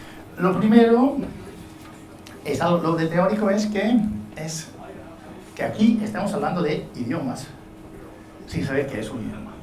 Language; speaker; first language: Spanish; non-native, fluent; Italian